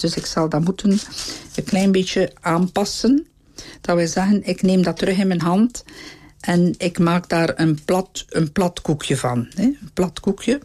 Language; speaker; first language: Dutch; native; Dutch